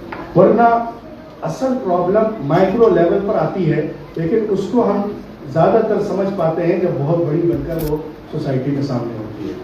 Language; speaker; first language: Urdu; native; Urdu